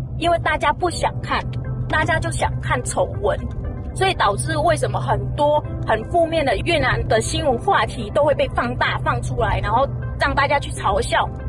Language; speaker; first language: Chinese; non-native, fluent; Vietnamese